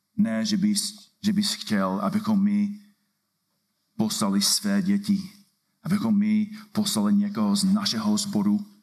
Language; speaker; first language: Czech; non-native, fluent; English